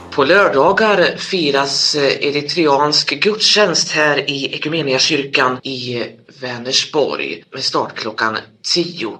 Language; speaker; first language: Swedish; native; Swedish